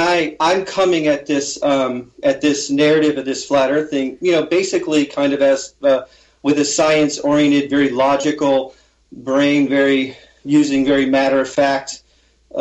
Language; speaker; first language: English; native; English